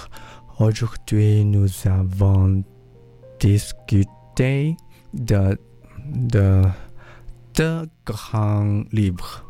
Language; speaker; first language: French; non-native, learner; English